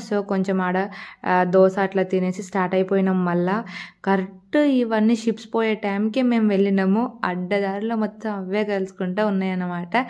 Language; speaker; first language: Telugu; non-native, local second language; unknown